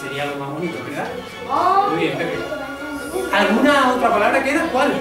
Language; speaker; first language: Spanish; native; Spanish